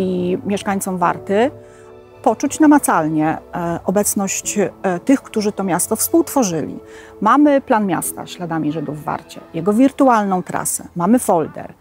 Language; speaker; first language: Polish; native; Polish